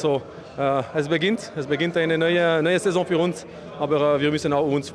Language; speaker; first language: German; non-native, learner; French